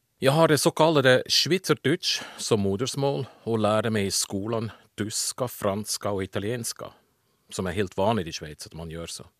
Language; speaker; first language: Swedish; non-native, fluent; German